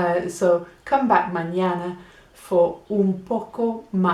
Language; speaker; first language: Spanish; non-native, fluent; English